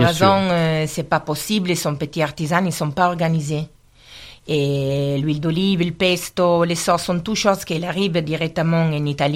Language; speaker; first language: French; non-native, learner; Italian